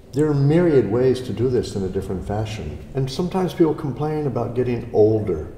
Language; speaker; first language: English; native; English